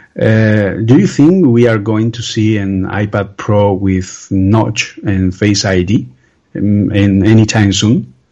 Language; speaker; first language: English; non-native, learner; Spanish